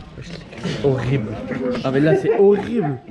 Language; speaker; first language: French; native; French